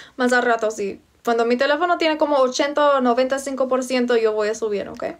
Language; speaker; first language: Spanish; non-native, fluent; English